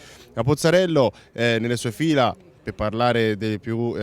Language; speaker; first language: Italian; native; Italian